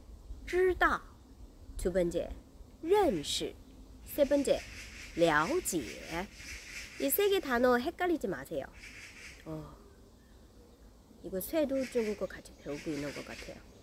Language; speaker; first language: Korean; non-native, learner; Chinese